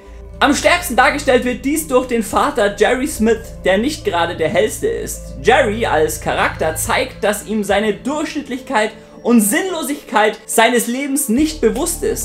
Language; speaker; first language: German; native; German